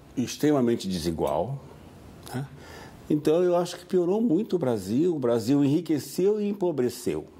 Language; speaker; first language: Portuguese; native; Portuguese